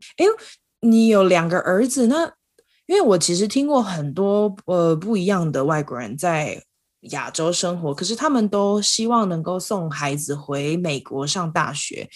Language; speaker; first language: Chinese; native; Chinese